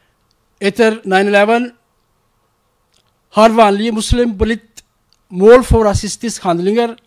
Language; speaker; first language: Norwegian; non-native, learner; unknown